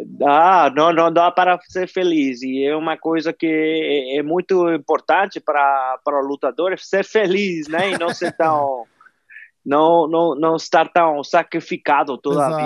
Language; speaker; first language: Portuguese; non-native, fluent; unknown